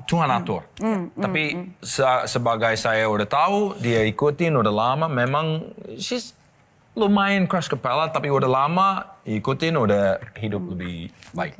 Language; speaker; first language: Indonesian; non-native, learner; English